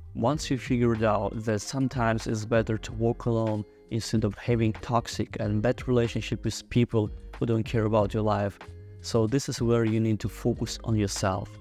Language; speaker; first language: English; non-native, fluent; Russian